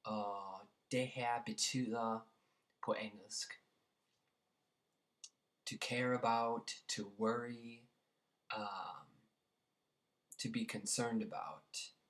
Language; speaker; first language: Danish; non-native, learner; English